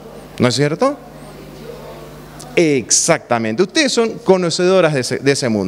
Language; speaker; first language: Spanish; native; Spanish